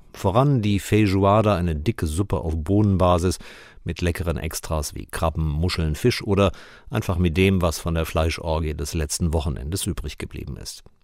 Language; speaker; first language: German; native; German